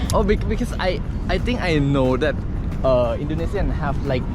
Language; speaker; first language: English; non-native, learner; Thai